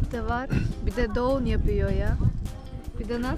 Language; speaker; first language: Turkish; non-native, learner; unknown